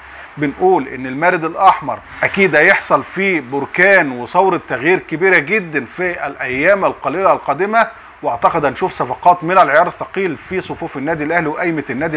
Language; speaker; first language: Arabic; native; Arabic